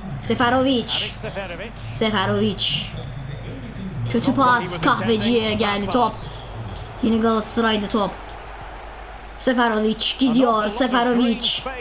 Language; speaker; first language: Turkish; non-native, learner; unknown